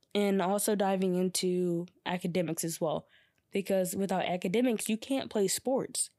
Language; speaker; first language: English; native; English